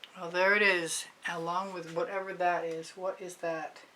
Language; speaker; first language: English; native; English